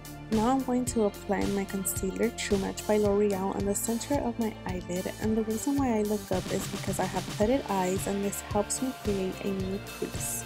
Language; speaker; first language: English; early bilingual, other home language; Spanish